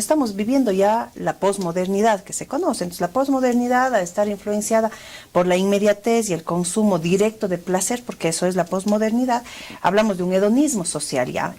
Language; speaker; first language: Spanish; native; Spanish